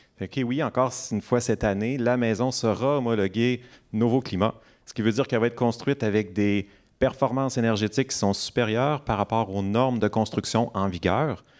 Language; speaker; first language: French; native; French